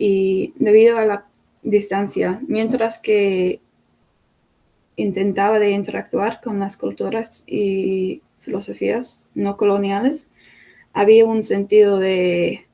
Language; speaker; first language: Spanish; non-native, fluent; English